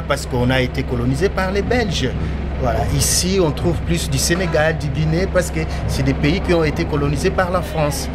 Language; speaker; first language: French; non-native, local second language; Lingala